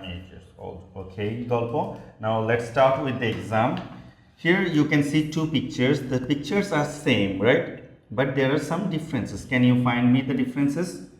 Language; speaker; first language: English; non-native, fluent; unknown